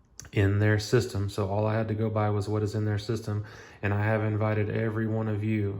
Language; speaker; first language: English; native; English